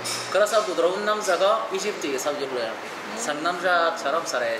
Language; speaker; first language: Korean; non-native, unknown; Arabic